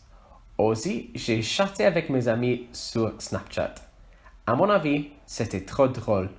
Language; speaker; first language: French; non-native, learner; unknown